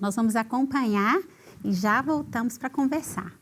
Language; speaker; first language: Portuguese; native; Portuguese